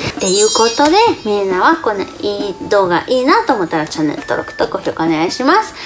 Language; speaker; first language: Japanese; non-native, fluent; Spanish